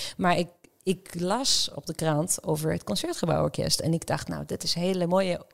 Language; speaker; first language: Dutch; non-native, fluent; Hebrew